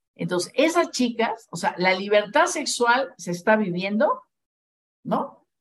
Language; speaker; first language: Spanish; native; Spanish